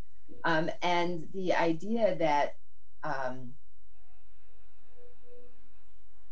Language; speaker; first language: English; native; English